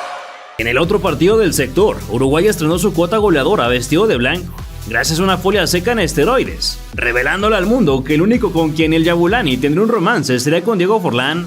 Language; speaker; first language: Spanish; native; Spanish